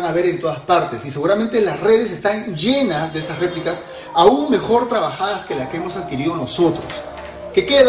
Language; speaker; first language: Spanish; native; Spanish